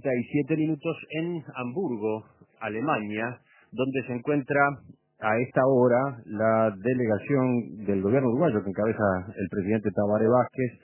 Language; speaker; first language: Spanish; native; Spanish